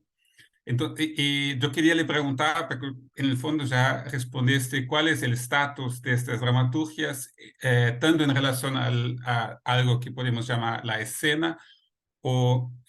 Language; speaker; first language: Spanish; non-native, fluent; Portuguese